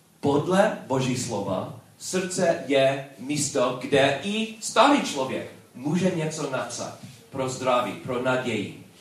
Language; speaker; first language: Czech; non-native, learner; English